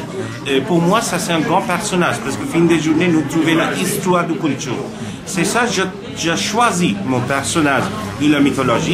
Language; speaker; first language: French; non-native, learner; Bangla